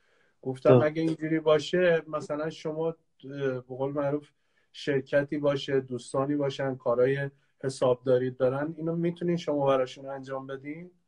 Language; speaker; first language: Persian; native; Persian